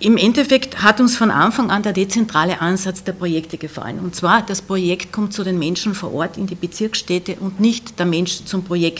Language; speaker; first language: German; native; German